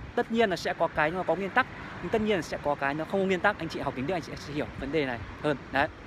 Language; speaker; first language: Vietnamese; native; Vietnamese